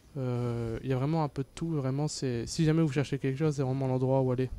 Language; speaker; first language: French; native; French